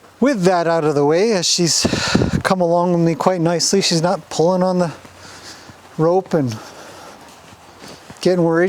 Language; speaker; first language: English; native; English